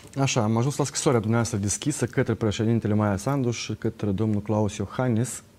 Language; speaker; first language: Romanian; native; Romanian